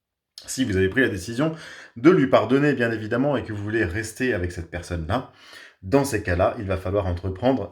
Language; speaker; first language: French; native; French